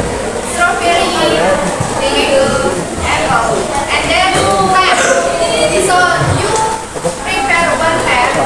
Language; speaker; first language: English; non-native, fluent; Indonesian